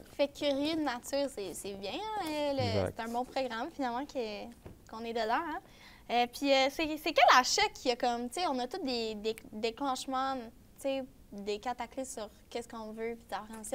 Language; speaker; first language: French; native; French